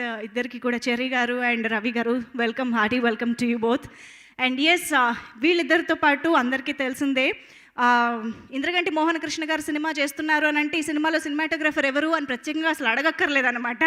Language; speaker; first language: Telugu; native; Telugu